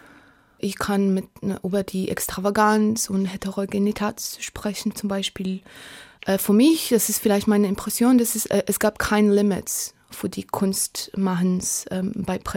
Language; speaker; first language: German; non-native, learner; Polish